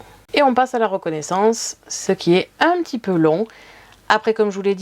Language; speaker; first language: French; native; French